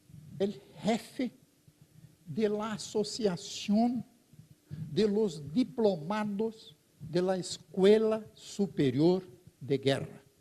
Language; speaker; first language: Spanish; non-native, fluent; Portuguese